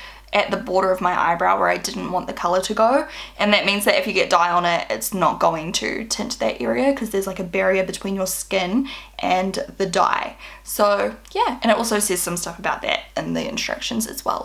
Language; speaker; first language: English; native; English